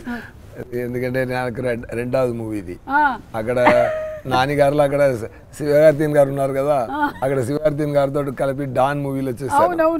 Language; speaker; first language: Telugu; non-native, fluent; Tamil